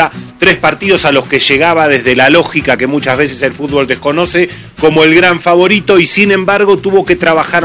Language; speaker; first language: Spanish; native; Spanish